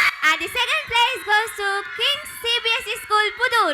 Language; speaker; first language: English; non-native, local second language; Tamil